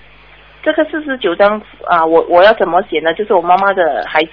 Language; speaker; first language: Chinese; native; Chinese